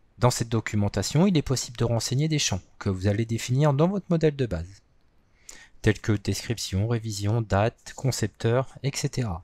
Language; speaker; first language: French; native; French